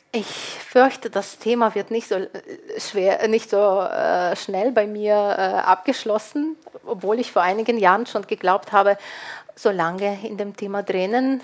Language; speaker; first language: German; non-native, fluent; Ukrainian